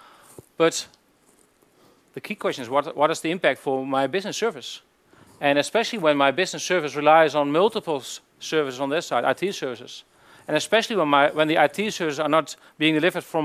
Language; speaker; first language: English; non-native, fluent; Dutch